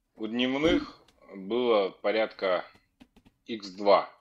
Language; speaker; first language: Russian; native; Russian